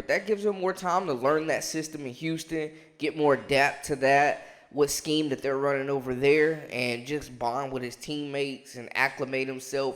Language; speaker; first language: English; native; English